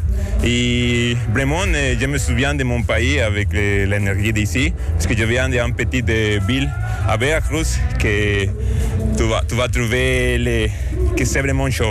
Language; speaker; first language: French; non-native, learner; Spanish